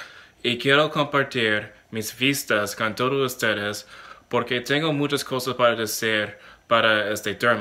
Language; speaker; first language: Spanish; non-native, learner; English